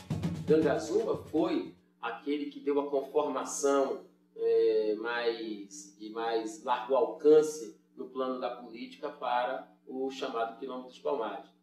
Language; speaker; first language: Portuguese; native; Portuguese